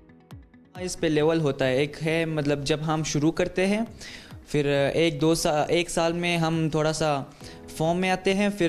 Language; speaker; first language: Hindi; non-native, local second language; Hazaragi